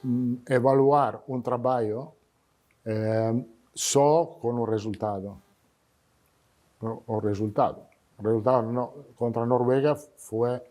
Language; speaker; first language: Portuguese; non-native, fluent; Italian